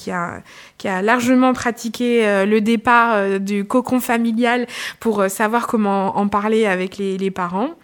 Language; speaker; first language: French; native; French